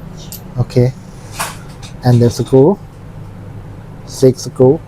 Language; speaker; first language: English; non-native, learner; Thai